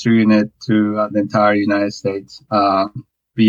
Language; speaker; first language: English; non-native, fluent; Spanish